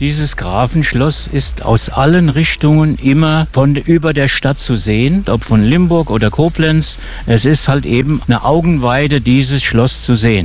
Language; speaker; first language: German; native; German